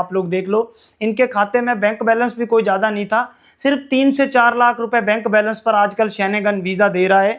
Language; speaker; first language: Hindi; native; Hindi